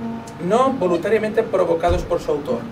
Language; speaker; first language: Spanish; native; Spanish